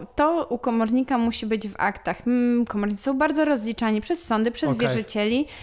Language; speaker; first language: Polish; native; Polish